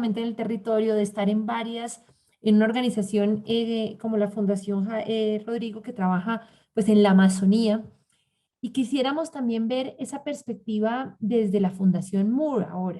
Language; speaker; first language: Spanish; native; Spanish